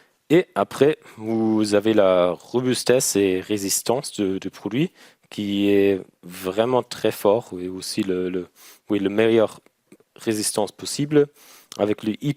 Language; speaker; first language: French; non-native, learner; German